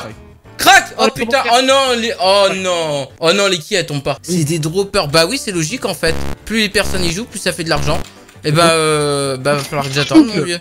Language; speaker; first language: French; native; French